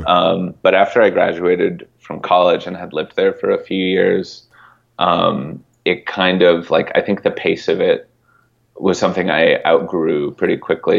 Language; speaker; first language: English; native; English